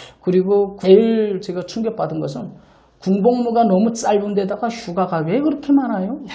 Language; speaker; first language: Korean; native; Korean